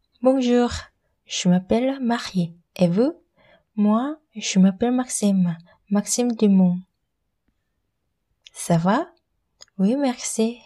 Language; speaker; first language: French; non-native, learner; Korean